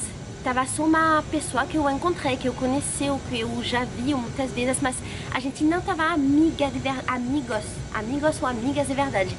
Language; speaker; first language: Portuguese; non-native, fluent; French